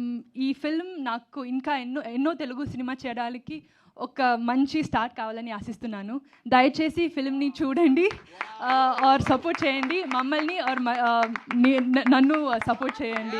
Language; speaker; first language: Telugu; non-native, local second language; Tamil